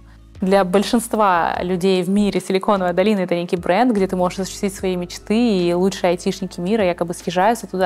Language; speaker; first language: Russian; native; Russian